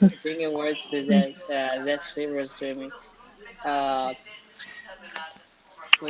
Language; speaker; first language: English; non-native, learner; Chinese